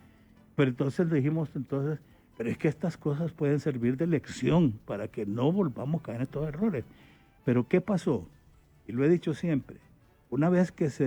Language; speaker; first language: Spanish; native; Spanish